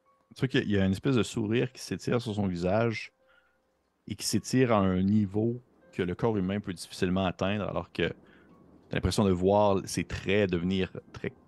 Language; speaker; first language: French; native; French